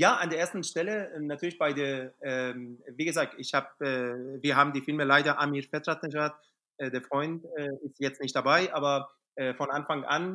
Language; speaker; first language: German; non-native, fluent; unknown